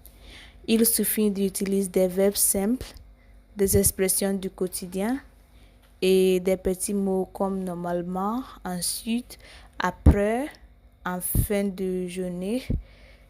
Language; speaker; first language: French; non-native, learner; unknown